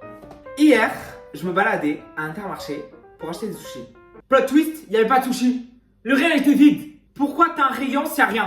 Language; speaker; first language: French; native; French